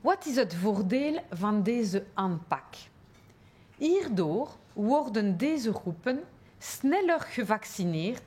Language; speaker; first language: Dutch; non-native, local second language; French